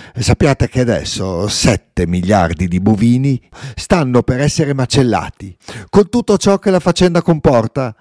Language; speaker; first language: Italian; non-native, local second language; Ladin